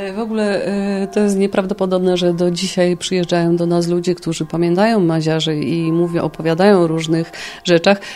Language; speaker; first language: Polish; native; Polish